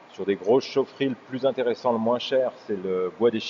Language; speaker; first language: French; native; French